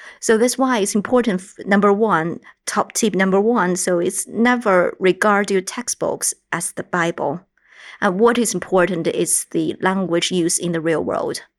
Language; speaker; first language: English; non-native, fluent; Chinese